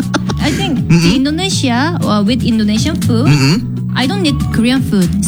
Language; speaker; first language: English; non-native, learner; Korean